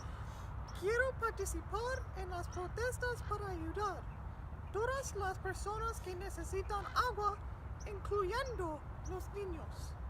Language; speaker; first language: Spanish; non-native, learner; English